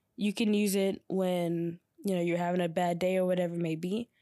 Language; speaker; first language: English; native; English